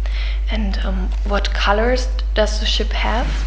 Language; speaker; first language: English; non-native, fluent; German